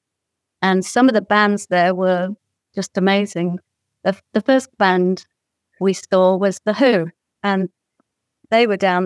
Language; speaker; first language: English; native; English